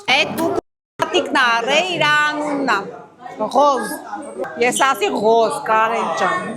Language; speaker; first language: Armenian; native; Armenian